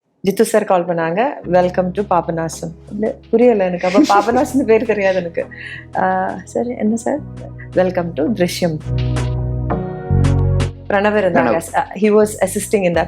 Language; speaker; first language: Tamil; non-native, learner; Malayalam